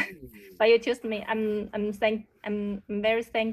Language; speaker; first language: English; non-native, learner; Chinese